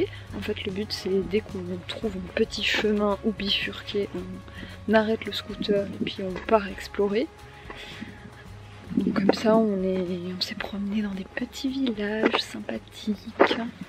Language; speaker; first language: French; native; French